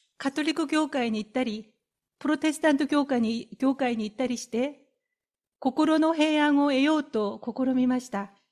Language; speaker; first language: Japanese; non-native, fluent; Korean